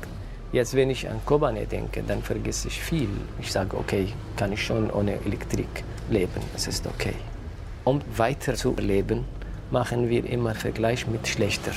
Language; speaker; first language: German; non-native, fluent; Kurdish